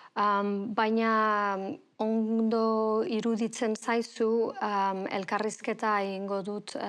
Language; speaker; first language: Basque; non-native, local second language; Spanish